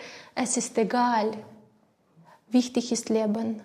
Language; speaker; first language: German; non-native, learner; Ukrainian